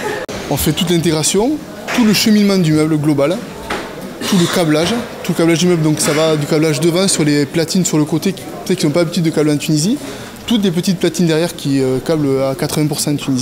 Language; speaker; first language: French; native; French